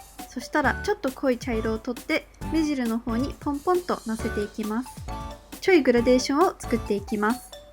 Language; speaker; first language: Japanese; native; Japanese